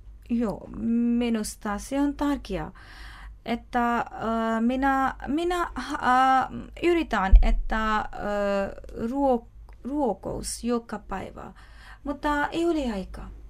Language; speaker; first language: Finnish; non-native, learner; Urdu